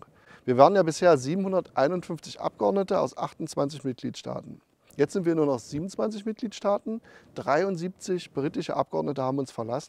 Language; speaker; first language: German; native; German